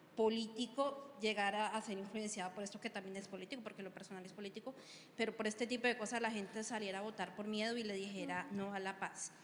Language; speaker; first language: Spanish; native; Spanish